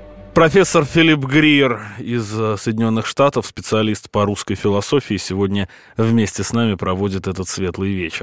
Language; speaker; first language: Russian; native; Russian